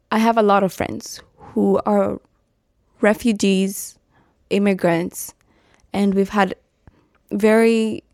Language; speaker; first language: English; non-native, local second language; Meru